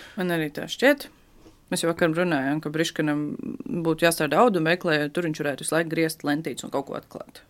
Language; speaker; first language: Latvian; native; Latvian